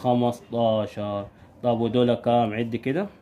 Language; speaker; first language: Arabic; native; Arabic